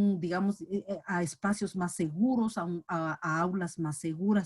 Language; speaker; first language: Spanish; native; Spanish